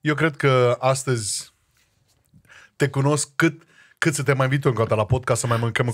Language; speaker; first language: Romanian; native; Romanian